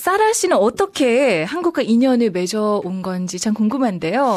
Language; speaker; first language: Korean; native; Korean